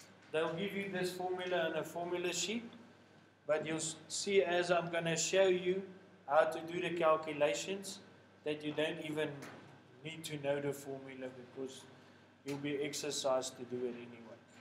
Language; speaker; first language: English; non-native, local second language; Afrikaans